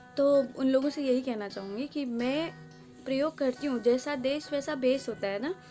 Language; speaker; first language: Hindi; non-native, local second language; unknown